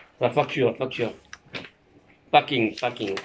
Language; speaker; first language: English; non-native, learner; French